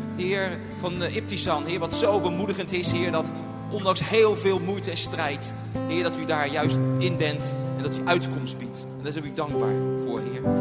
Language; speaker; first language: Dutch; native; Dutch